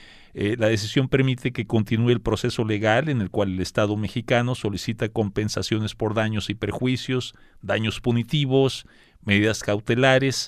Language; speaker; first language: Spanish; native; Spanish